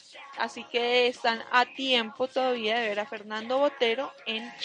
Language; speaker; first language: Spanish; native; Spanish